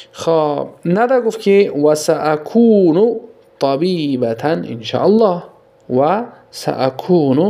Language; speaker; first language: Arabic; non-native, fluent; Tajik